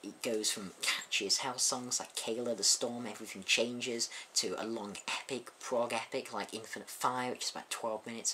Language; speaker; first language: English; native; English